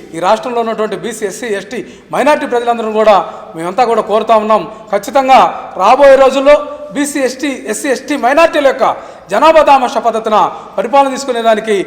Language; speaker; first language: Telugu; native; Telugu